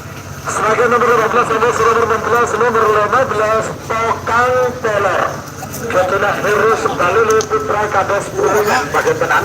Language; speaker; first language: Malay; non-native, local second language; Madurese